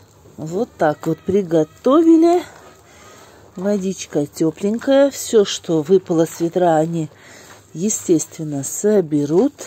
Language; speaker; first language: Russian; non-native, local second language; Ingush